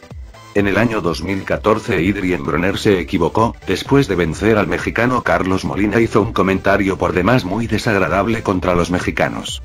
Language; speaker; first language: Spanish; native; Spanish